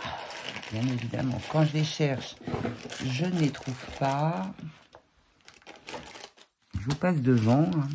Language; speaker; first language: French; native; French